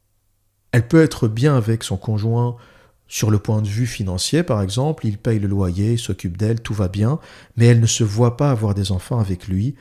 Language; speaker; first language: French; native; French